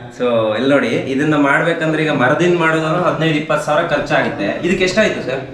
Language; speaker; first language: Kannada; native; Kannada